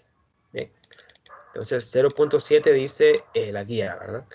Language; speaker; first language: Spanish; native; Spanish